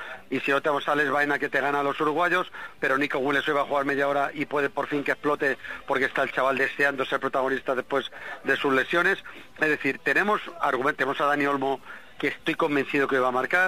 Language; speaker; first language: Spanish; native; Spanish